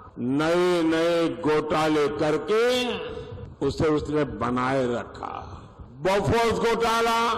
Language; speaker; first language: Hindi; non-native, local second language; Gujarati